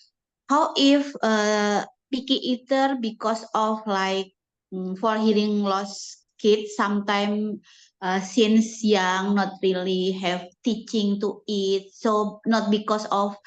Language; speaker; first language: English; non-native, learner; Indonesian